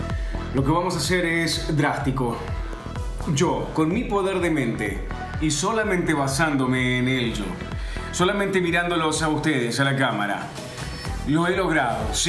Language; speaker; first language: Spanish; native; Spanish